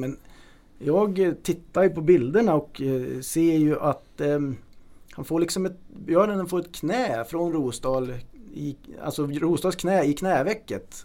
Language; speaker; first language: Swedish; native; Swedish